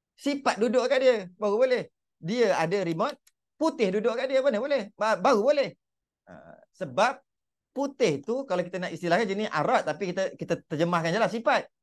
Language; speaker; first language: Malay; native; Malay